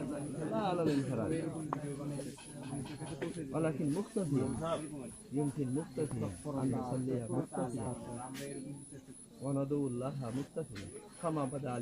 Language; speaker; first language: Arabic; non-native, fluent; Rohingya